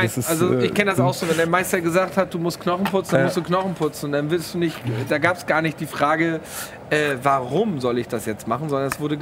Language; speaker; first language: German; native; German